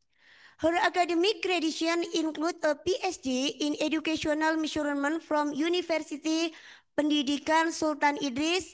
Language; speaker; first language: English; non-native, fluent; Indonesian